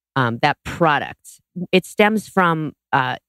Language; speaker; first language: English; native; English